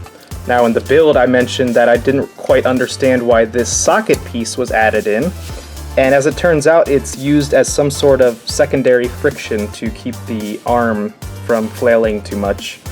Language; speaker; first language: English; native; English